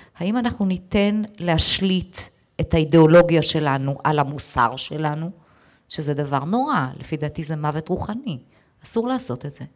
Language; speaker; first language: Hebrew; native; Hebrew